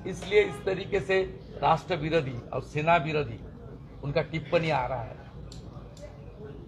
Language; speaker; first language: Hindi; non-native, local second language; Bangla